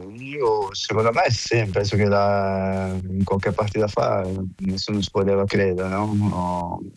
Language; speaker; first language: Italian; non-native, fluent; Portuguese